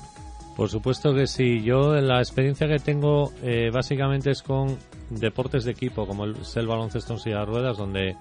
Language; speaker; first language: Spanish; native; Spanish